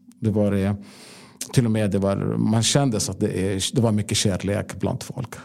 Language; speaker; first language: Swedish; non-native, fluent; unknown